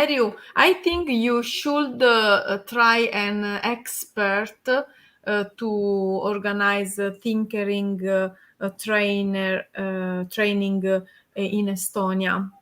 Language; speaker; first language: English; non-native, learner; Italian